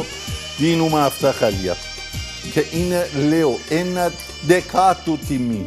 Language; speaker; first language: Greek; non-native, fluent; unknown